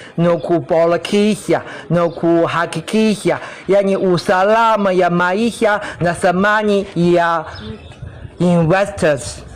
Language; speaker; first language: Swahili; non-native, learner; Chinese